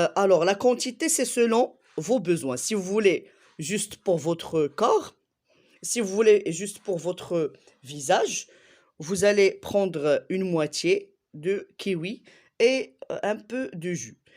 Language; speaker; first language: French; non-native, local second language; Arabic